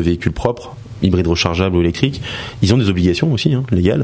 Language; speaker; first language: French; native; French